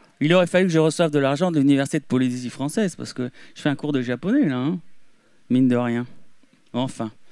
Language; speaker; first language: French; native; French